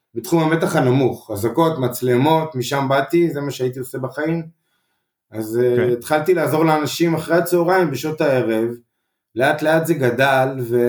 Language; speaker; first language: Hebrew; native; Hebrew